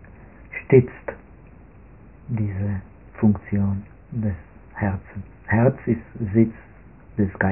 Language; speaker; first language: German; non-native, fluent; Czech